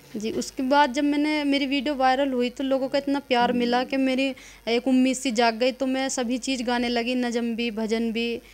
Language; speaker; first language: Hindi; native; Hindi